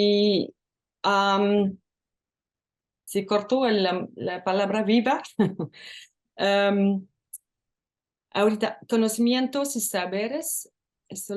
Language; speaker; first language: Spanish; non-native, learner; French